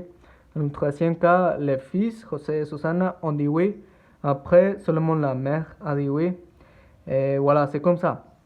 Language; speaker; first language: French; non-native, learner; Spanish